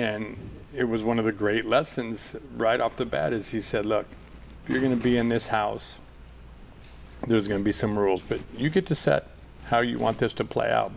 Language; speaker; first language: English; native; English